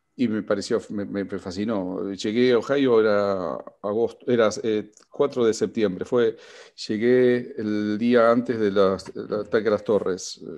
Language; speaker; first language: Spanish; native; Spanish